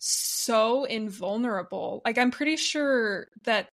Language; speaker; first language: English; native; English